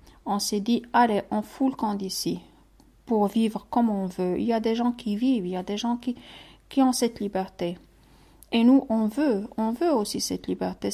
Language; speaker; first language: French; non-native, local second language; Arabic